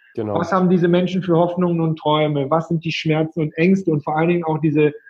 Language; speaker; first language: German; native; German